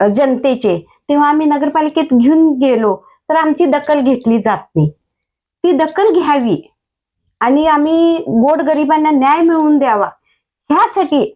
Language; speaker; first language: Marathi; native; Marathi